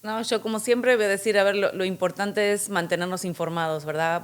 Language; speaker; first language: Spanish; native; Spanish